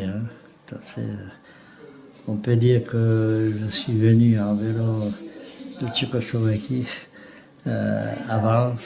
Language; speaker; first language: French; non-native, fluent; Czech